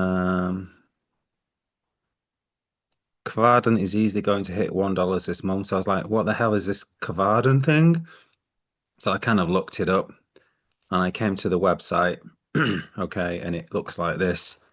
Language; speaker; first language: English; native; English